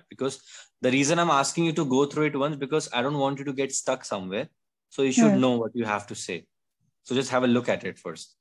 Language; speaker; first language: English; non-native, local second language; Hindi